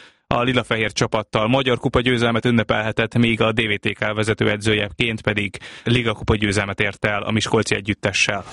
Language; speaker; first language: Hungarian; native; Hungarian